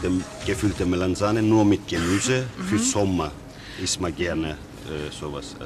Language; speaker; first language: German; non-native, learner; Turkish